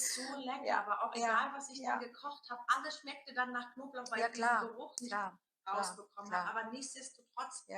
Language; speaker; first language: German; native; German